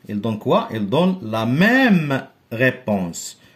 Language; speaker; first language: French; non-native, local second language; Arabic